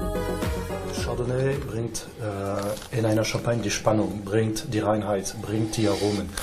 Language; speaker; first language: German; non-native, fluent; French